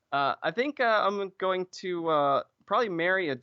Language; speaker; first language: English; native; English